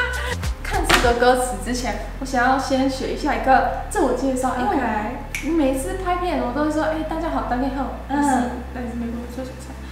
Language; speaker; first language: Chinese; non-native, fluent; English